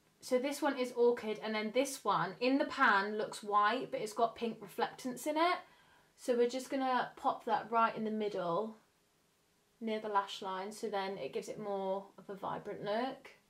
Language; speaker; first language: English; native; English